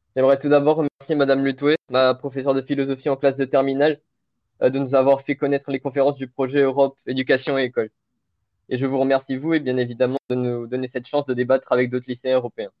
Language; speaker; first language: French; early bilingual, other home language; Portuguese